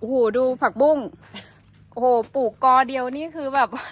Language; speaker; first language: Thai; native; Thai